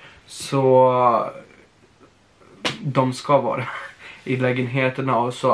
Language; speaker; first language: Swedish; non-native, fluent; Polish